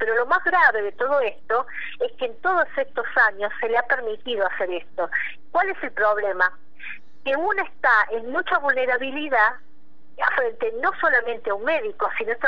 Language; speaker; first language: Spanish; native; Spanish